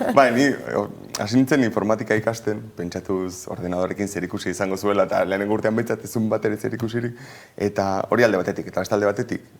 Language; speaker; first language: Basque; non-native, local second language; Spanish